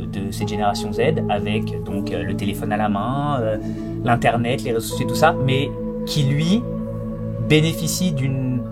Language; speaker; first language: French; native; French